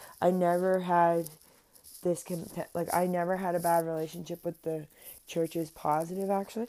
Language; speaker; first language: English; native; English